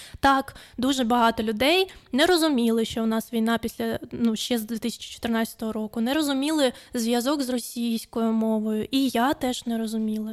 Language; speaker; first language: Ukrainian; non-native, local second language; Russian